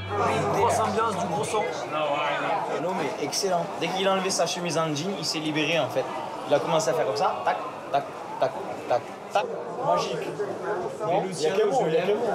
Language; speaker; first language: French; native; French